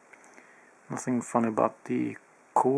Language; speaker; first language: English; native; English